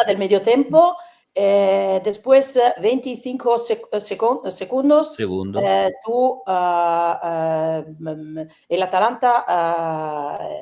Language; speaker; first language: Spanish; non-native, learner; Italian